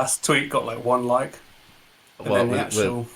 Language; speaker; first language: English; native; English